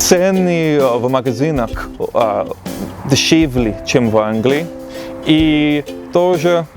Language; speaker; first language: Russian; non-native, learner; English